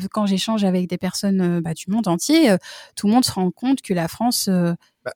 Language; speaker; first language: French; native; French